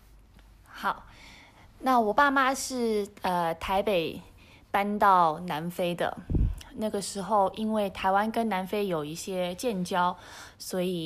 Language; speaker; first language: Chinese; early bilingual, heritage; Chinese